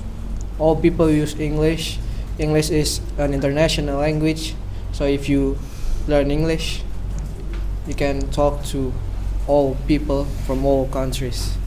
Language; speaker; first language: English; non-native, learner; Indonesian